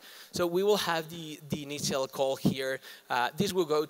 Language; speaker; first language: English; non-native, fluent; Spanish